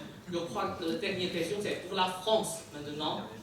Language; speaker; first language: French; non-native, fluent; Chinese